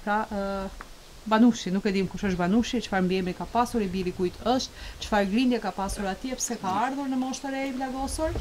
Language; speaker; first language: Albanian; native; Albanian